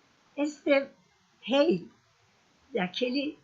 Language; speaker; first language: Portuguese; non-native, fluent; Persian